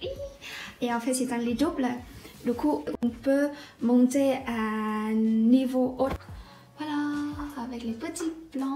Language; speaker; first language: French; non-native, learner; Vietnamese